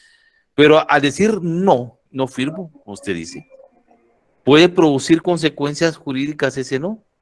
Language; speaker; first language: Spanish; native; Spanish